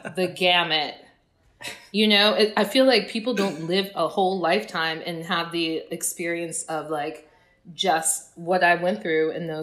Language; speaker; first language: English; native; English